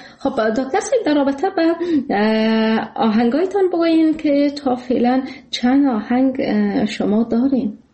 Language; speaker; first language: Persian; native; Persian